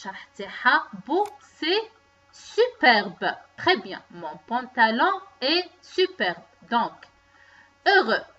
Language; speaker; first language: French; non-native, local second language; Arabic